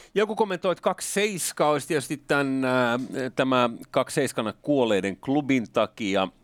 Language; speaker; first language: Finnish; native; Finnish